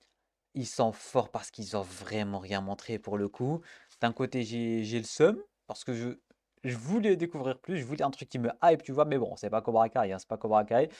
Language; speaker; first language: French; native; French